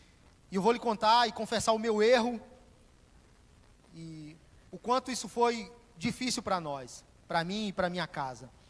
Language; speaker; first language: Portuguese; native; Portuguese